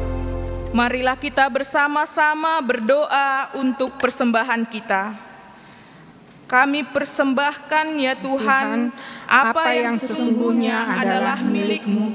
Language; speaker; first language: Indonesian; native; Indonesian